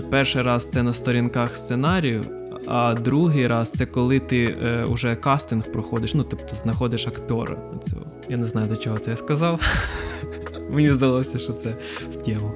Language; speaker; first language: Ukrainian; non-native, local second language; Russian